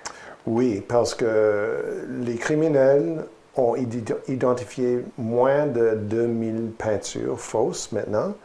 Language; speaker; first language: French; non-native, learner; English